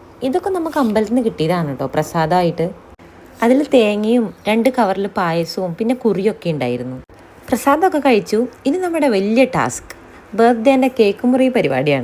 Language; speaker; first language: Malayalam; native; Malayalam